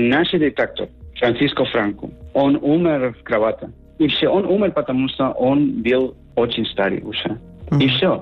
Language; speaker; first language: Russian; non-native, learner; Spanish